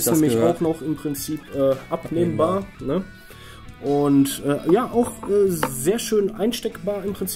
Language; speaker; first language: German; native; German